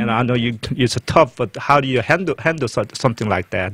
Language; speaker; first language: English; non-native, fluent; Korean